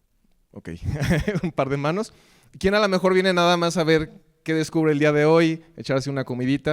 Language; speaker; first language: Spanish; native; Spanish